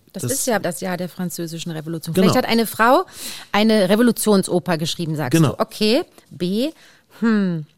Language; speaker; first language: German; native; German